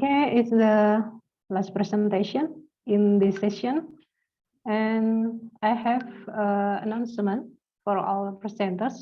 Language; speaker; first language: English; non-native, learner; Indonesian